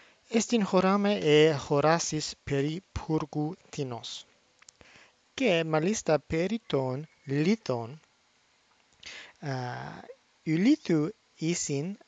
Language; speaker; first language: Greek; non-native, fluent; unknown